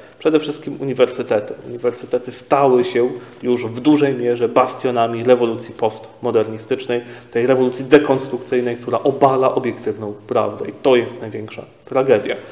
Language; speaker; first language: Polish; native; Polish